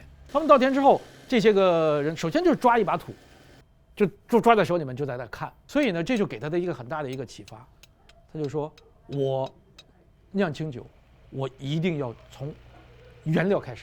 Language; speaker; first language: Chinese; native; Chinese